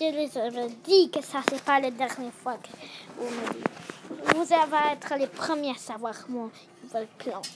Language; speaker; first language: French; non-native, learner; English